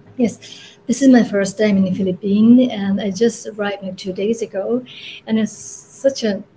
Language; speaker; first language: English; non-native, fluent; Japanese